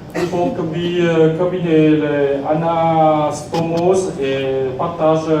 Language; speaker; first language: French; non-native, learner; Vietnamese